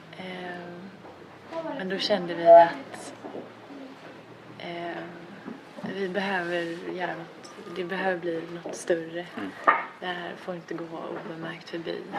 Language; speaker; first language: Swedish; native; Swedish